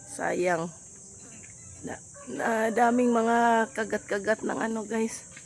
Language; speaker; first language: Filipino; non-native, local second language; Cebuano